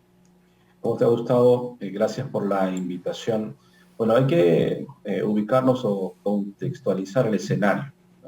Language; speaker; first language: Spanish; native; Spanish